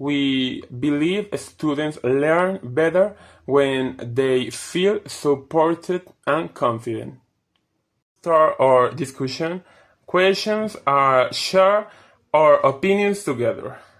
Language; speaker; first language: English; non-native, fluent; Spanish